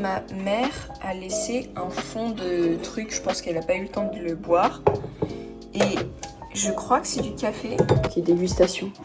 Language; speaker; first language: French; native; French